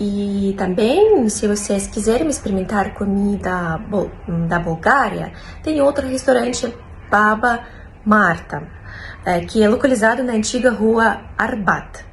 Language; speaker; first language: Portuguese; non-native, fluent; Russian